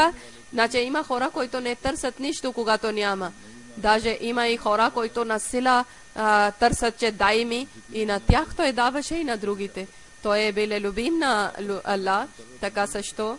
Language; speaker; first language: Bulgarian; non-native, learner; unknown